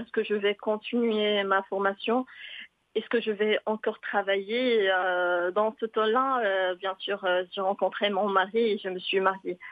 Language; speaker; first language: French; non-native, local second language; Arabic